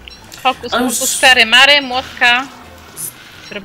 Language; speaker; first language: Polish; native; Polish